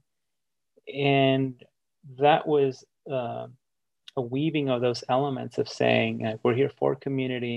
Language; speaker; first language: English; early bilingual, other home language; Spanish